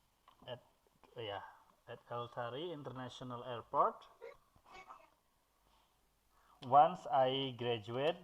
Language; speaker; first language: English; non-native, fluent; Indonesian